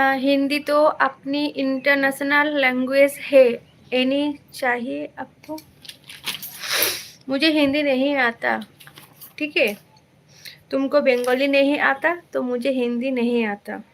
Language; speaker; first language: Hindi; non-native, local second language; Bangla